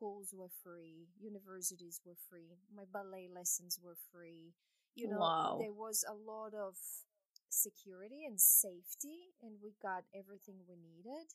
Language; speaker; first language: English; non-native, fluent; Croatian